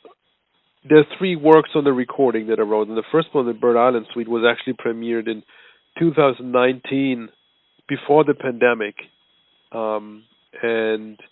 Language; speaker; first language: English; non-native, fluent; German